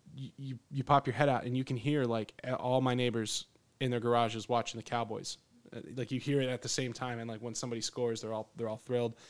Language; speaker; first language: English; native; English